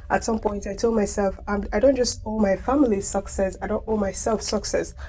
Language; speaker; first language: English; non-native, local second language; Igbo